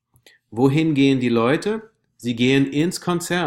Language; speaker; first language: German; non-native, fluent; English